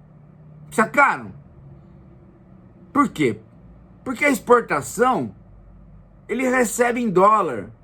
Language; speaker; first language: Portuguese; native; Portuguese